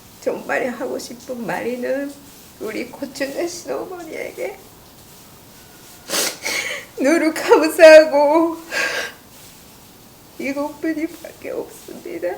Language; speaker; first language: Korean; non-native, learner; Japanese